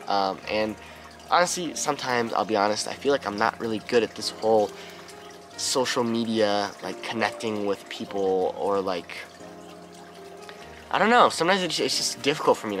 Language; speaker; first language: English; native; English